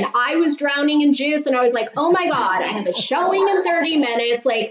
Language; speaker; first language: English; native; English